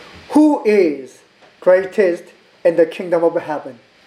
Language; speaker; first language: English; non-native, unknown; Korean